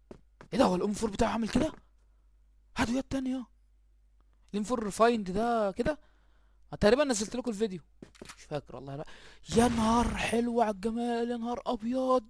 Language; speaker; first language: Arabic; native; Arabic